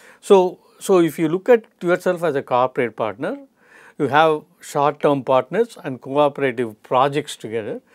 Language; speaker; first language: English; non-native, local second language; Tamil